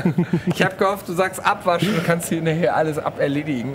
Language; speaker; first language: German; native; German